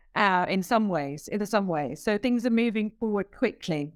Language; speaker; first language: English; native; English